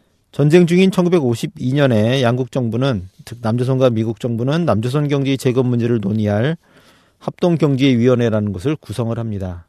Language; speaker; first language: Korean; native; Korean